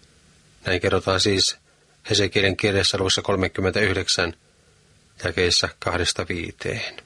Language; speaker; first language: Finnish; native; Finnish